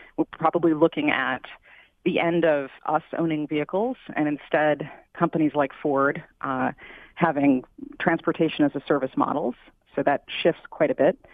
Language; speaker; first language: English; native; English